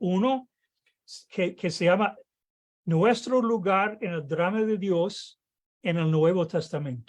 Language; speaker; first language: Spanish; non-native, fluent; English